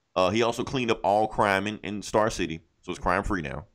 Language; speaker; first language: English; native; English